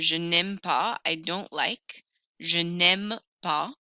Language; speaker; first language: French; non-native, fluent; English